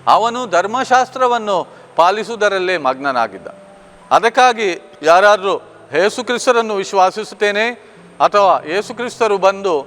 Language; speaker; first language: Kannada; non-native, local second language; Konkani